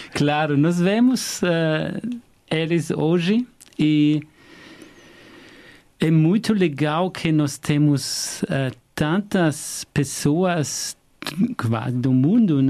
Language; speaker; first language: Portuguese; non-native, learner; German